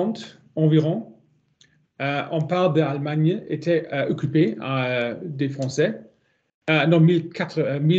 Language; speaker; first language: French; non-native, learner; German